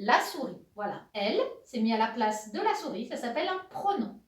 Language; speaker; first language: French; native; French